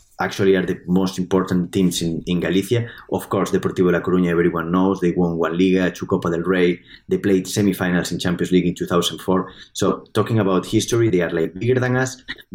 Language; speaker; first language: English; non-native, fluent; Spanish